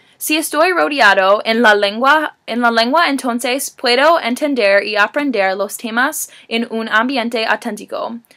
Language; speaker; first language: Spanish; non-native, learner; English